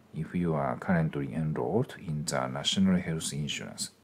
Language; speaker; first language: English; non-native, fluent; Japanese